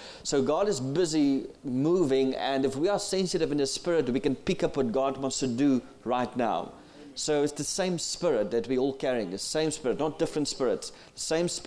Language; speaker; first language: English; non-native, local second language; Afrikaans